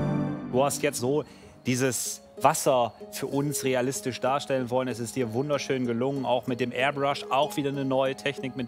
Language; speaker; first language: German; native; German